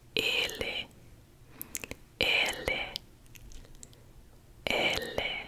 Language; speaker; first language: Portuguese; non-native, learner; English